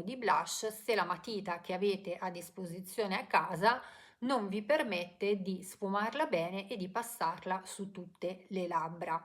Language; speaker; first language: Italian; native; Italian